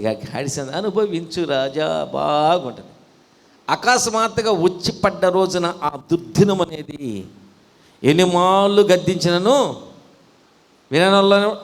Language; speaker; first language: Telugu; native; Telugu